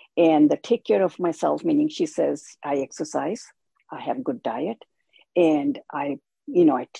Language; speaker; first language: English; non-native, local second language; Hindi